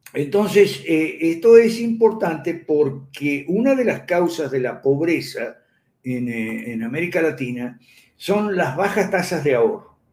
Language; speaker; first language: Spanish; native; Spanish